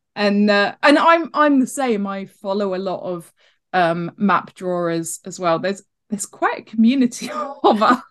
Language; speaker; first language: English; native; English